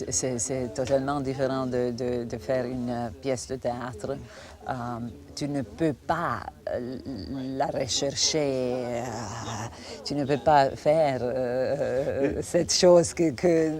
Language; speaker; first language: French; non-native, fluent; Croatian